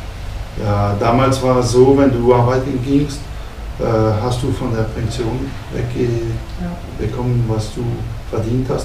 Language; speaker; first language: German; non-native, fluent; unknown